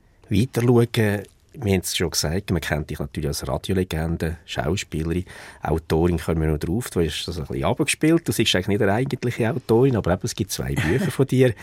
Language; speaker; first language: German; native; German